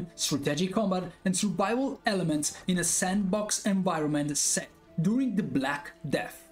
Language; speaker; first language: English; non-native, fluent; Italian